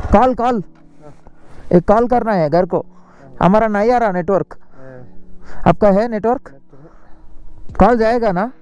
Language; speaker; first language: Hindi; non-native, local second language; Telugu